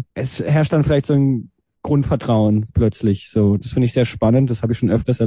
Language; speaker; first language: German; native; German